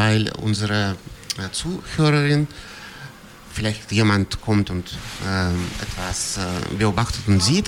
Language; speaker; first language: German; non-native, fluent; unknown